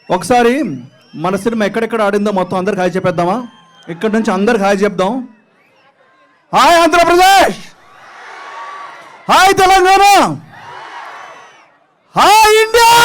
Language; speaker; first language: Telugu; native; Telugu